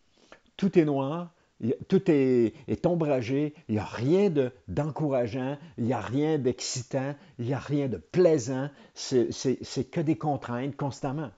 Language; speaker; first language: French; native; French